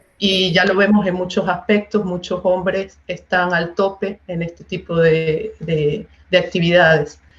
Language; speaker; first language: Spanish; native; Spanish